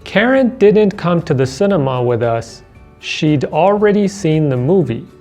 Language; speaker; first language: English; non-native, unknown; Persian